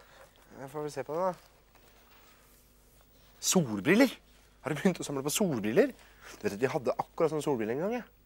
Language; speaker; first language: Norwegian; native; Norwegian